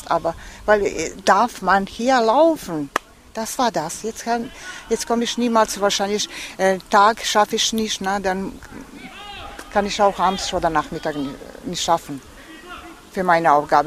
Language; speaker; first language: German; non-native, learner; Serbian